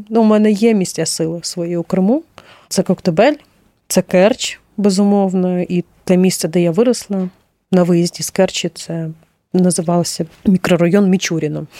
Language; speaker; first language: Ukrainian; non-native, local second language; Russian